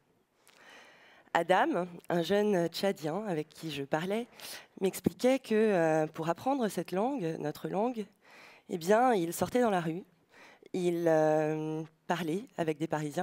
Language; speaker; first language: French; native; French